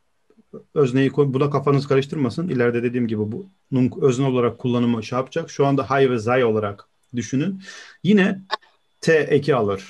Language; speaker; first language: Turkish; native; Turkish